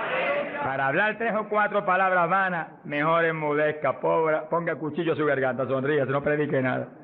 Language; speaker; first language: Spanish; native; Spanish